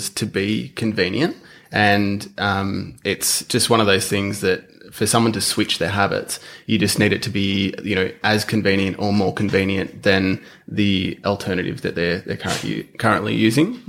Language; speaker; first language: English; native; English